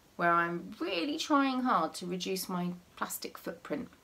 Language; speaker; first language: English; native; English